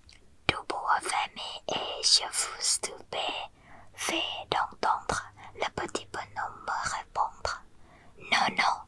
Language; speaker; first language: French; non-native, learner; Thai